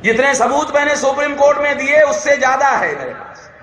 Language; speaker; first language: Hindi; non-native, local second language; Marathi